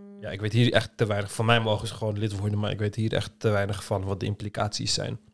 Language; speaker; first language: Dutch; early bilingual, other home language; Turkish